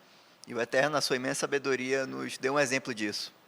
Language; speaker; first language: Portuguese; native; Portuguese